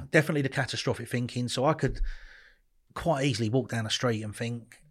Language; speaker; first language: English; native; English